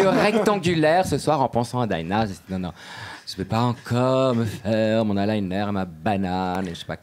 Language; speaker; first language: French; native; French